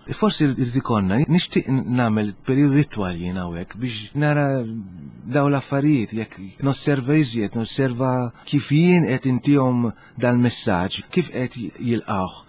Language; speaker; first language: Maltese; early bilingual, heritage; Italian